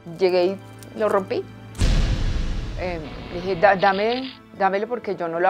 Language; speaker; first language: Spanish; native; Spanish